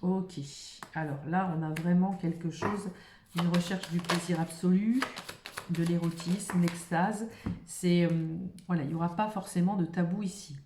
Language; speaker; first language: French; native; French